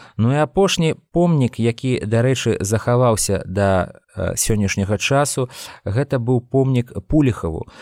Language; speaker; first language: Belarusian; non-native, local second language; Russian